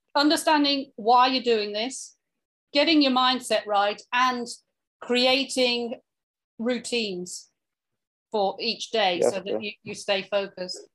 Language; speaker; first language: English; native; English